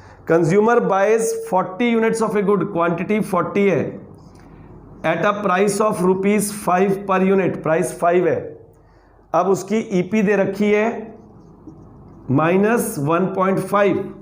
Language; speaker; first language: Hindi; native; Hindi